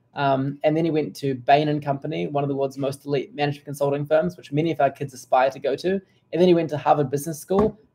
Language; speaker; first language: English; native; English